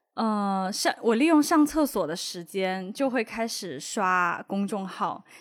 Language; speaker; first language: Chinese; native; Chinese